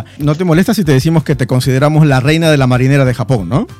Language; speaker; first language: Spanish; native; Spanish